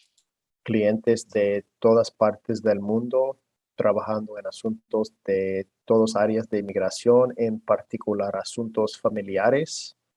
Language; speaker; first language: Spanish; non-native, fluent; English